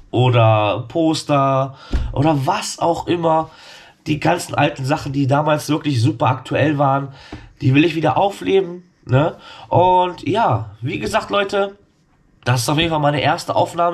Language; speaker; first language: German; native; German